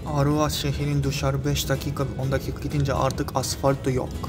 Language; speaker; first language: Turkish; non-native, fluent; Japanese